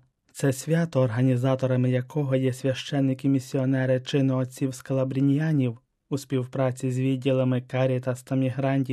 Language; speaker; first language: Ukrainian; native; Ukrainian